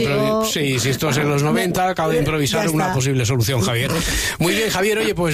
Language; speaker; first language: Spanish; native; Spanish